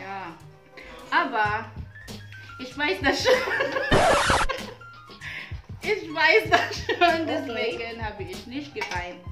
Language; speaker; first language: German; non-native, learner; Filipino